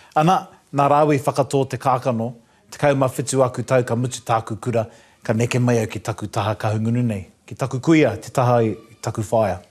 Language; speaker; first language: Māori; non-native, local second language; English